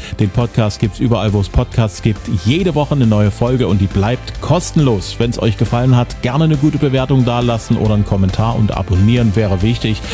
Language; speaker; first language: German; native; German